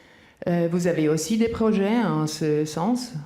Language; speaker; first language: French; non-native, local second language; Italian